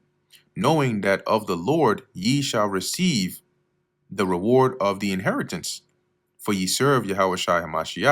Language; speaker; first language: English; native; English